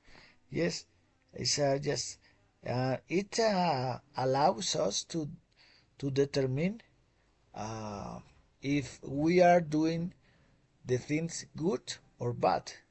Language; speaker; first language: English; non-native, fluent; Spanish